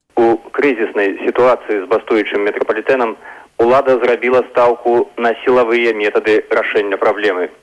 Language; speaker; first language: Belarusian; native; Belarusian